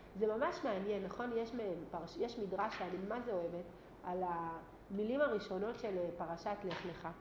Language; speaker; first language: Hebrew; native; Hebrew